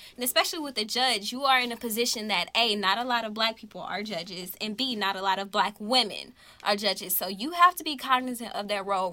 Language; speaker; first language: English; native; English